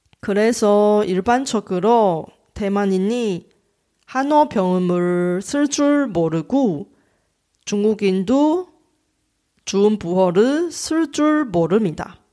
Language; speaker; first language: Korean; non-native, fluent; Chinese